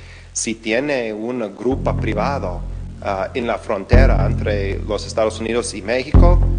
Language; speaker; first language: Spanish; non-native, learner; English